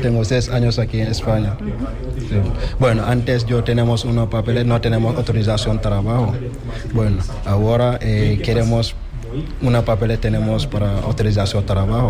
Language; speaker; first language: Spanish; non-native, learner; Wolof